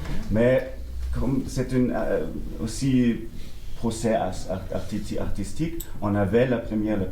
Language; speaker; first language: French; non-native, learner; German